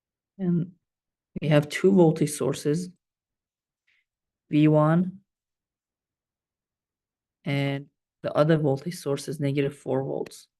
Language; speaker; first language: English; non-native, fluent; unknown